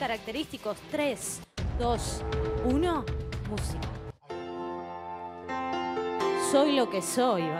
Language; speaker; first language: Spanish; native; Spanish